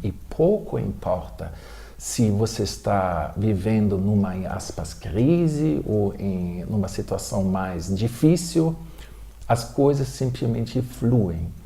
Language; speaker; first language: Portuguese; non-native, fluent; German